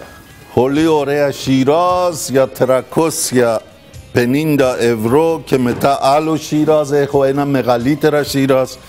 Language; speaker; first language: Greek; non-native, fluent; Persian